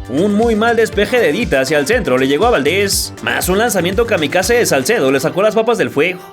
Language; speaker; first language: Spanish; native; Spanish